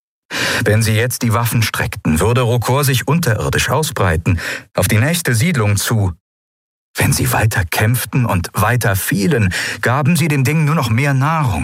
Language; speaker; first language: German; native; German